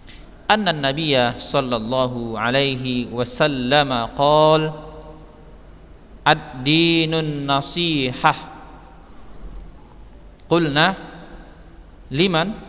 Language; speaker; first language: Arabic; non-native, fluent; Indonesian